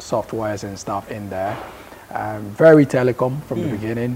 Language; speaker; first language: English; non-native, local second language; Akan